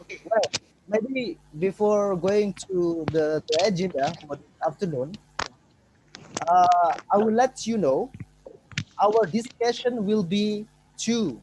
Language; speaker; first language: English; non-native, fluent; Indonesian